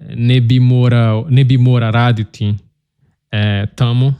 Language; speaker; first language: Bosnian; non-native, learner; Portuguese